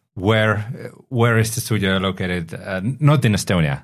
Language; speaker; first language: English; non-native, fluent; Estonian